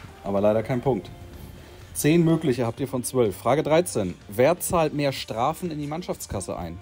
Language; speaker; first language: German; native; German